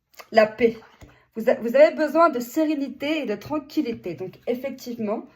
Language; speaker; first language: French; native; French